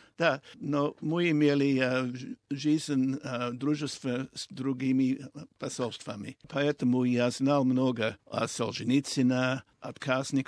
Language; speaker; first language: Russian; non-native, learner; English